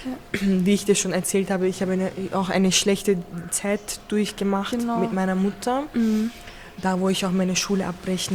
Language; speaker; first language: German; early bilingual, other home language; Turkish